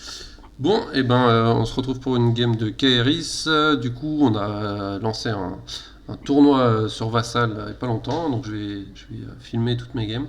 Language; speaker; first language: French; native; French